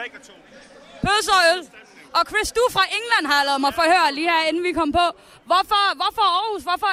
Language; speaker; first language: Danish; native; Danish